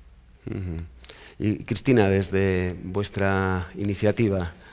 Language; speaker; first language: Spanish; native; Spanish